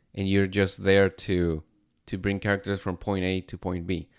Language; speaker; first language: English; non-native, fluent; Spanish